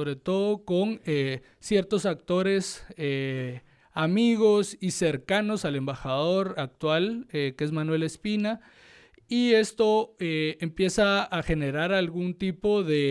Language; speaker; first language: Spanish; native; Spanish